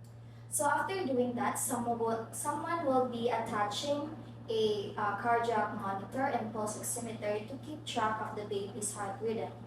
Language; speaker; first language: English; non-native, local second language; Filipino